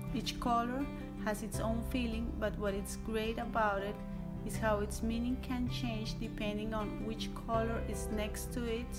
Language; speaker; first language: English; non-native, fluent; Spanish